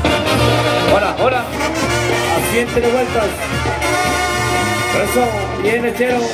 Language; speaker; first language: Spanish; native; Spanish